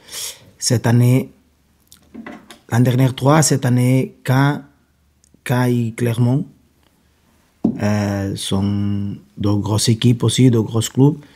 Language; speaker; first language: French; non-native, fluent; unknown